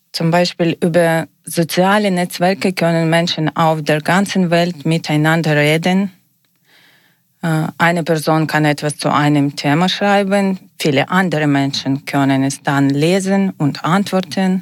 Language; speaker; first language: German; non-native, learner; Ukrainian